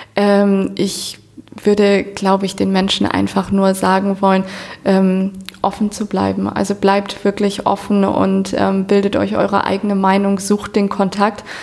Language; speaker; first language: German; native; German